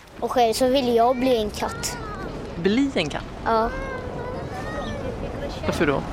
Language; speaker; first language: Swedish; early bilingual, other home language; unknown